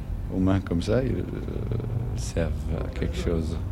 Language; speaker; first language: French; non-native, fluent; German